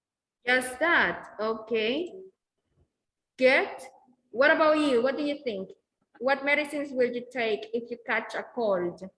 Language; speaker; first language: English; non-native, fluent; Spanish